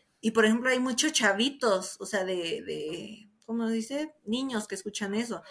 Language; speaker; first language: Spanish; native; Spanish